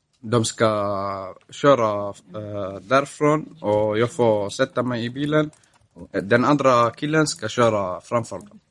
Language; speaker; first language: Swedish; non-native, fluent; Arabic